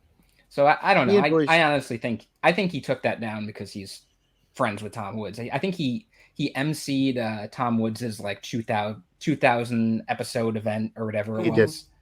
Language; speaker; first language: English; native; English